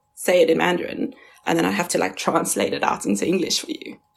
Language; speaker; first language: English; early bilingual, other home language; Chinese